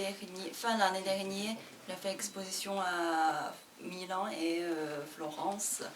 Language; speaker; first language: French; non-native, fluent; Chinese